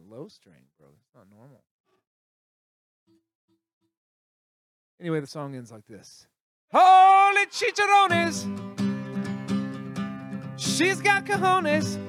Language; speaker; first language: English; native; English